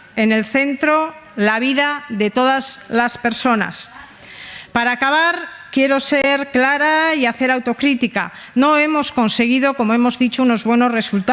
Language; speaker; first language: Spanish; native; Spanish